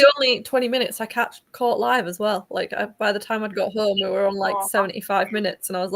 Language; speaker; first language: English; native; English